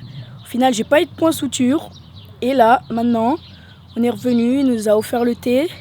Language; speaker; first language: French; native; French